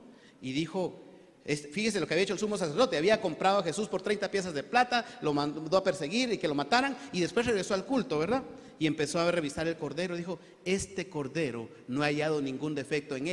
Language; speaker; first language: Spanish; native; Spanish